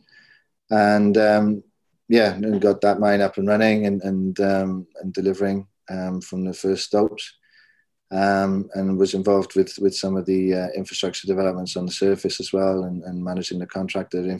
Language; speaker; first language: English; native; English